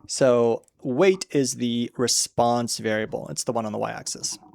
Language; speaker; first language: English; native; English